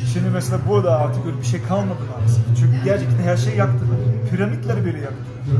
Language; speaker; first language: Turkish; early bilingual, heritage; German